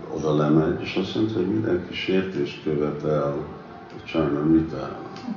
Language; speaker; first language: Hungarian; early bilingual, heritage; Hungarian